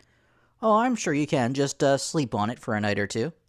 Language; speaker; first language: English; native; English